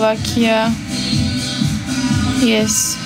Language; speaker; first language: English; non-native, learner; Slovak